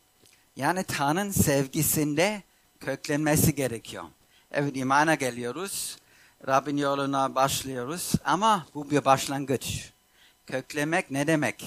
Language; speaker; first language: Turkish; non-native, fluent; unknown